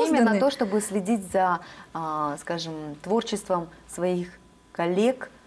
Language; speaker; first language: Russian; native; Russian